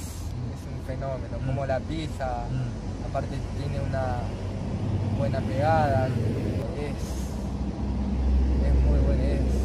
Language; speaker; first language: Spanish; non-native, fluent; Japanese